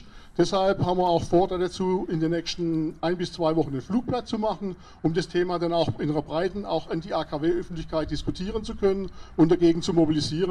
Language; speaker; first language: German; native; German